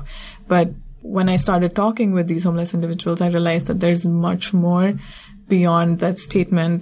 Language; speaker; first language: English; non-native, local second language; Hindi